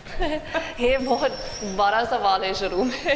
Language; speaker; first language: Hindi; non-native, learner; English